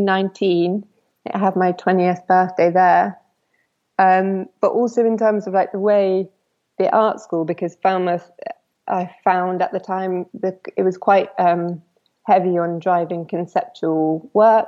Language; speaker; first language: English; native; English